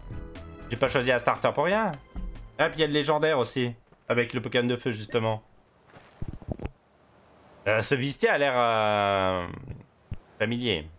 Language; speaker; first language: French; native; French